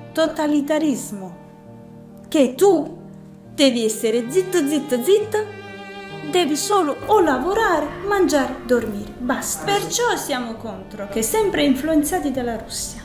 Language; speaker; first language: Italian; non-native, learner; Georgian